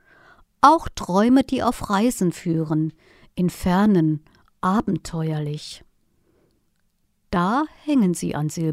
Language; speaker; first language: German; native; German